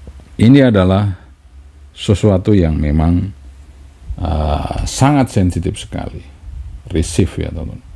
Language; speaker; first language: Indonesian; native; Indonesian